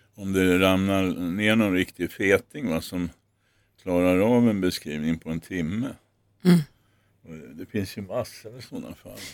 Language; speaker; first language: Swedish; native; Swedish